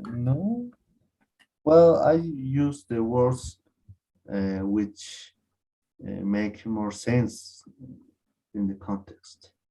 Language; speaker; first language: English; non-native, learner; Spanish